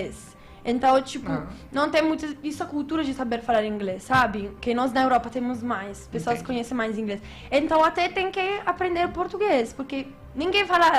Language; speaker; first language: Portuguese; non-native, fluent; Italian